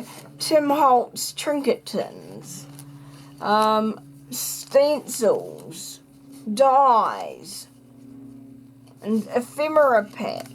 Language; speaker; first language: English; native; English